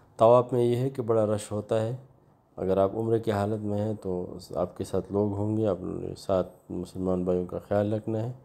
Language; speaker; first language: Urdu; non-native, local second language; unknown